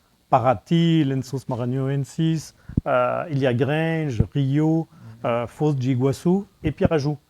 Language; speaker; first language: Portuguese; non-native, fluent; French